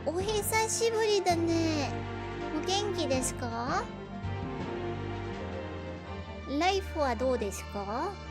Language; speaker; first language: Japanese; non-native, learner; Filipino